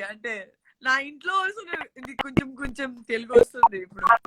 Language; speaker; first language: Telugu; non-native, learner; Gujarati